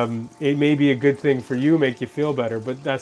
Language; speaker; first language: English; native; English